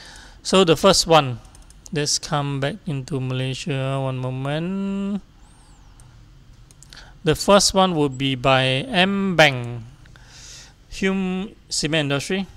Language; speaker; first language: English; non-native, local second language; Chinese